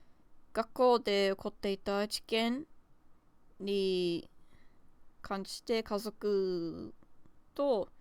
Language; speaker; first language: Japanese; non-native, learner; English